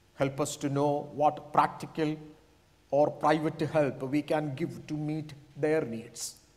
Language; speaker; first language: English; non-native, local second language; Malayalam